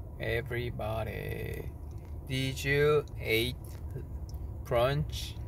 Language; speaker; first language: English; non-native, learner; Korean